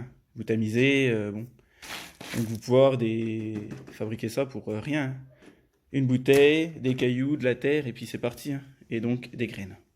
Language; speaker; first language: French; native; French